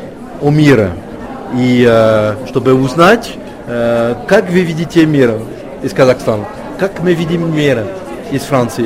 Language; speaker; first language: Russian; non-native, fluent; French